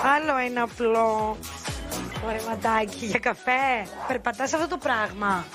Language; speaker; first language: Greek; native; Greek